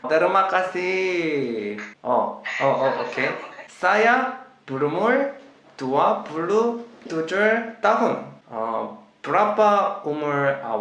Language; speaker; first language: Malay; non-native, learner; Korean